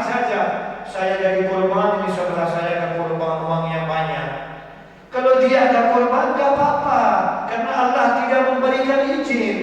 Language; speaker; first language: Indonesian; non-native, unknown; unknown